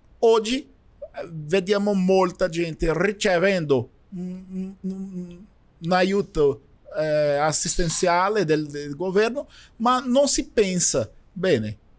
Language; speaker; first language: Italian; non-native, learner; Portuguese